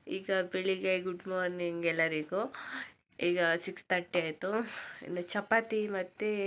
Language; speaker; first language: Kannada; non-native, local second language; Tulu